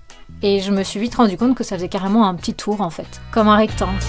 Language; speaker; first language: French; native; French